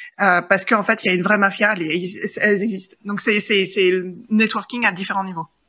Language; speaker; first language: French; native; French